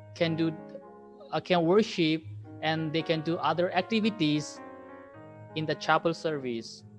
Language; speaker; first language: English; non-native, fluent; Burmese